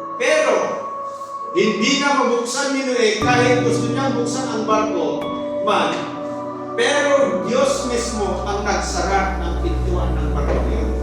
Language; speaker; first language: Filipino; non-native, local second language; Iloko